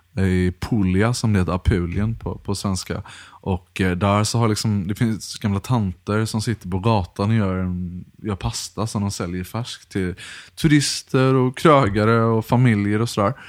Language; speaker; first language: Swedish; early bilingual, other home language; Italian